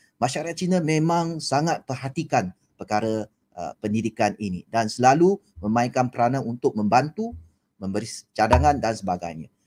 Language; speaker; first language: Malay; non-native, local second language; Chinese